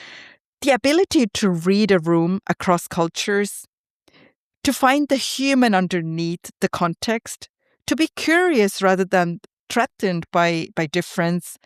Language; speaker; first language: English; non-native, fluent; Tamil